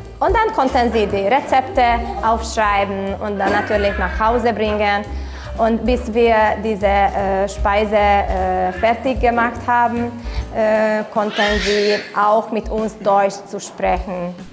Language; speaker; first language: German; non-native, local second language; Hungarian